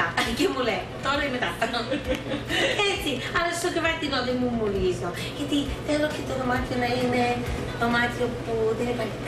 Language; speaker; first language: Greek; early bilingual, heritage; Greek